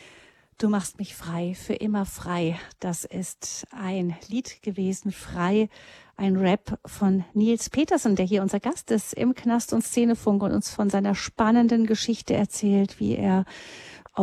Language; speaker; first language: German; native; German